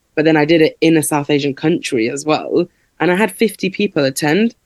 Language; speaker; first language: English; native; English